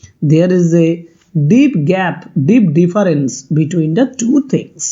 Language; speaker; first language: English; non-native, local second language; Bangla